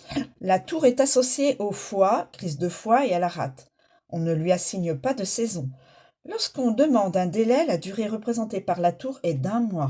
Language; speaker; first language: French; native; French